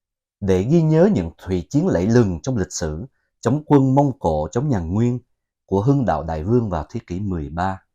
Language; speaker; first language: Vietnamese; native; Vietnamese